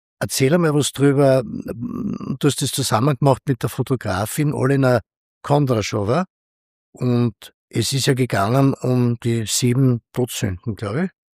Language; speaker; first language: German; native; German